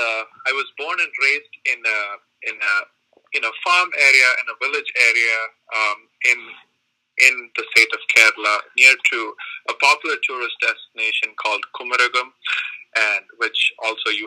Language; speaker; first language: English; non-native, local second language; Malayalam